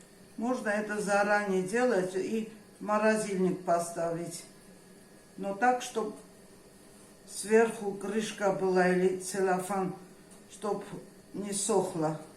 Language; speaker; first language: Russian; non-native, fluent; Armenian